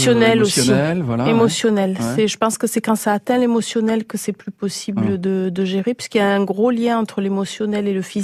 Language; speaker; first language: French; native; French